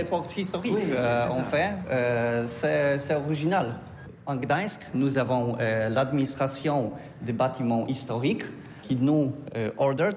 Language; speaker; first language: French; non-native, learner; Polish